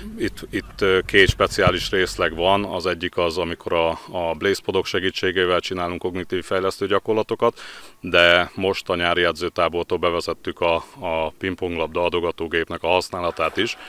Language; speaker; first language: Hungarian; native; Hungarian